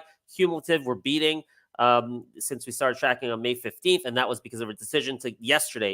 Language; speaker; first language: English; native; English